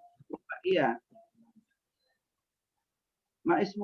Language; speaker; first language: Arabic; non-native, fluent; Indonesian